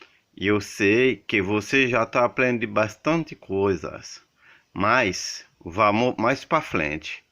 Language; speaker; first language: Portuguese; non-native, learner; Haitian Creole